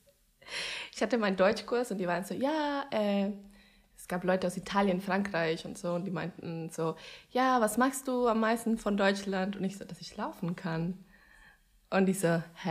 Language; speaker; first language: German; non-native, fluent; Spanish